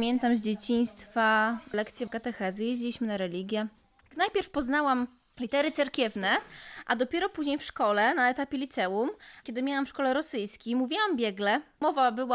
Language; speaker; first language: Polish; non-native, local second language; Russian